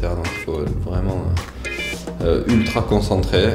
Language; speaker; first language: French; native; French